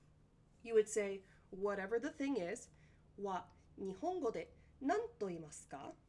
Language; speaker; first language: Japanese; non-native, fluent; English